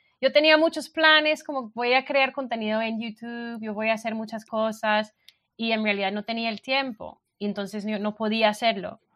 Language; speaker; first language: Spanish; non-native, fluent; English